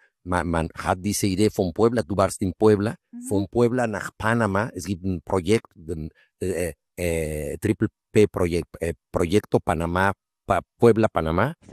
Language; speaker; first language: German; non-native, fluent; Spanish